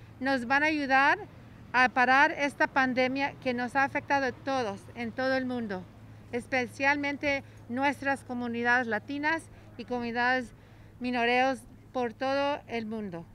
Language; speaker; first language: Spanish; early bilingual, heritage; Spanish